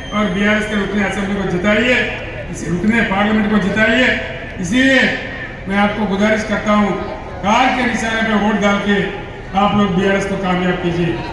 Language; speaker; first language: Hindi; non-native, local second language; Telugu